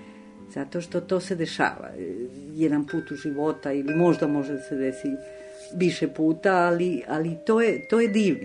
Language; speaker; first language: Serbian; non-native, fluent; Spanish